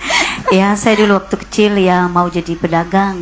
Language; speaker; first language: Indonesian; non-native, local second language; Buginese